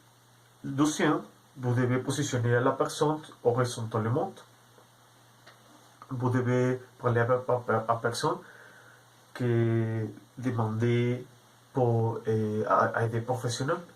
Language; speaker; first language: French; non-native, learner; Spanish